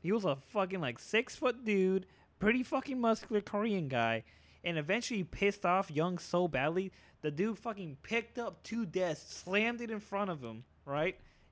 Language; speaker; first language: English; early bilingual, other home language; Spanish